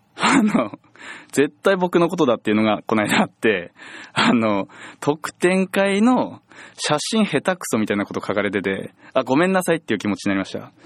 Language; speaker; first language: Japanese; native; Japanese